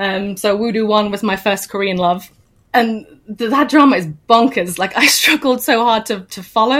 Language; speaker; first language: English; native; English